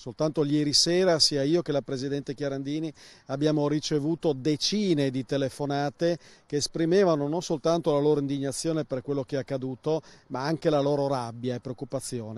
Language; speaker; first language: Italian; native; Italian